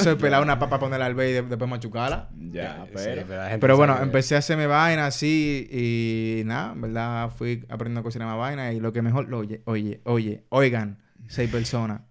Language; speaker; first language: Spanish; native; Spanish